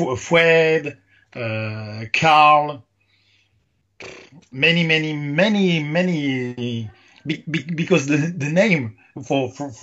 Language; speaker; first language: English; non-native, learner; French